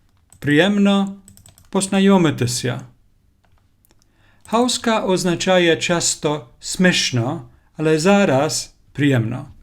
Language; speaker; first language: Ukrainian; non-native, learner; Finnish